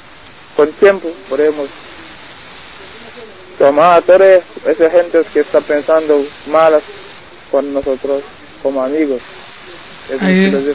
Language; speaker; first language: Spanish; non-native, learner; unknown